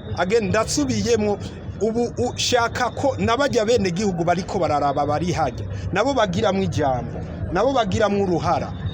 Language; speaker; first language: Rundi; early bilingual, heritage; Rundi